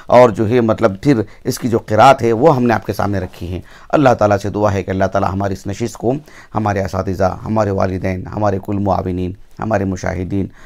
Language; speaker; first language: Urdu; native; Urdu